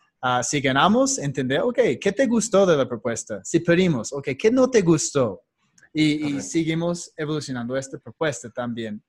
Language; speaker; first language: Spanish; non-native, fluent; English